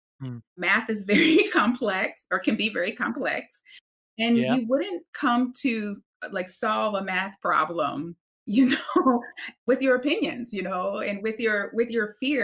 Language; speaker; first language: English; native; English